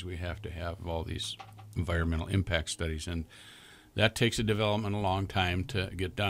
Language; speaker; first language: English; native; English